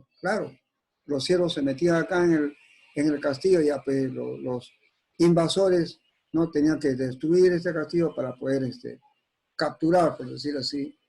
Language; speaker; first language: Spanish; native; Spanish